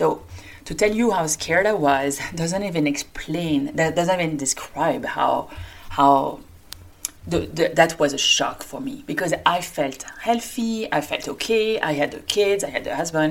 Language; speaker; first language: English; non-native, fluent; French